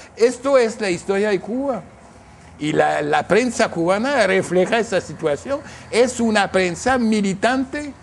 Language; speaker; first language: Spanish; non-native, fluent; English